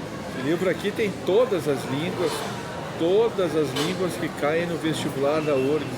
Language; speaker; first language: Portuguese; native; Portuguese